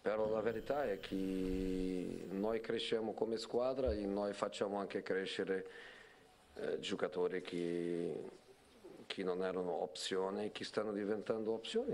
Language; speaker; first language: Italian; non-native, fluent; Portuguese